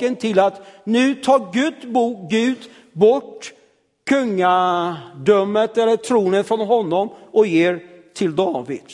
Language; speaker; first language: Swedish; early bilingual, heritage; Swedish